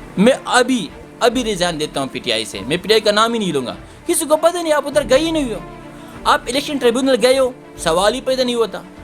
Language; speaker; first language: Urdu; non-native, local second language; Pashto